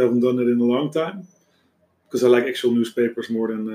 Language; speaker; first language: English; non-native, fluent; Dutch